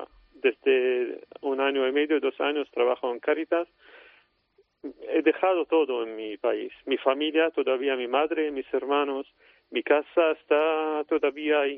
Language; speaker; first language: Spanish; non-native, fluent; Arabic